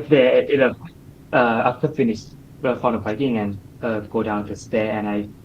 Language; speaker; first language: English; non-native, learner; Thai